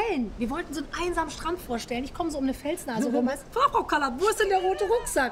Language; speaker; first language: German; native; German